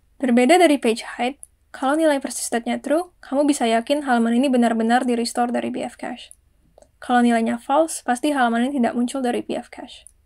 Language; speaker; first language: Indonesian; native; Indonesian